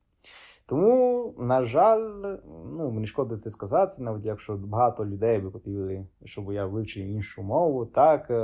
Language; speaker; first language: Ukrainian; non-native, fluent; Italian